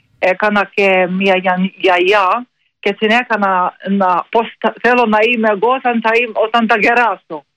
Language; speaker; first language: Greek; non-native, learner; Maltese